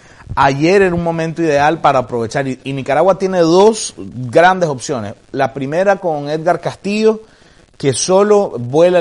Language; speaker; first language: Spanish; native; Spanish